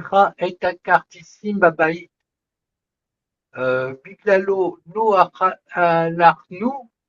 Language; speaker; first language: Hebrew; non-native, learner; French